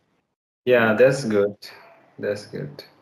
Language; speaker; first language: English; non-native, learner; Bangla